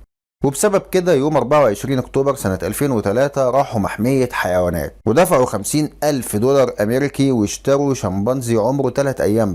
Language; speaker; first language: Arabic; native; Arabic